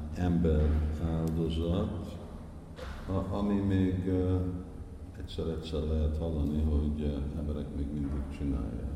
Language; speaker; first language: Hungarian; early bilingual, heritage; Hungarian